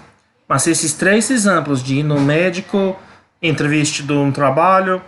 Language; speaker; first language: Portuguese; non-native, learner; English